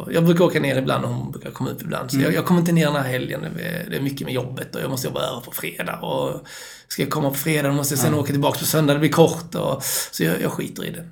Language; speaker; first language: Swedish; native; Swedish